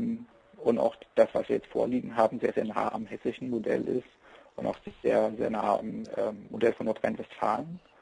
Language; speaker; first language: German; native; German